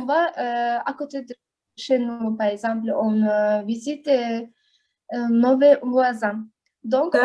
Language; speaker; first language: French; non-native, learner; Azerbaijani